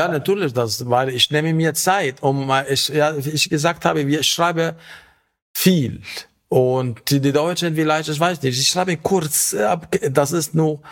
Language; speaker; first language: German; non-native, learner; Arabic